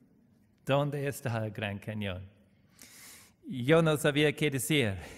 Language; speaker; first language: Spanish; non-native, learner; English